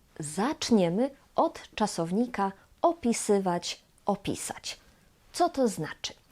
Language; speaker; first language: Polish; native; Polish